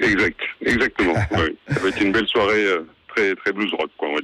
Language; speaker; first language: French; native; French